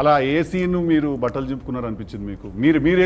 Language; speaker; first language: Telugu; native; Telugu